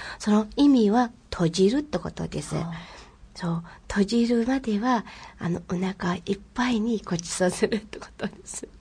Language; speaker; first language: Japanese; non-native, fluent; Mongolian